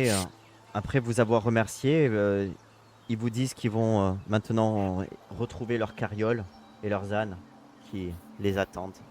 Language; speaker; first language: French; native; French